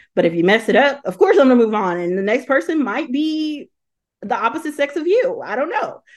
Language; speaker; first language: English; native; English